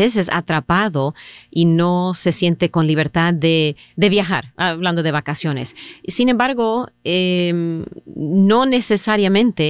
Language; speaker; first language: Spanish; early bilingual, heritage; Spanish